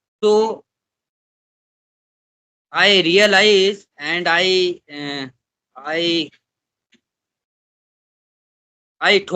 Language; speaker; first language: English; non-native, learner; Hindi